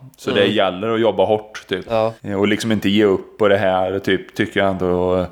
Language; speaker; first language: Swedish; native; Swedish